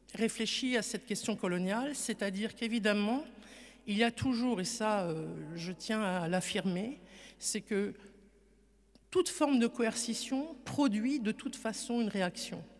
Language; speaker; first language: French; native; French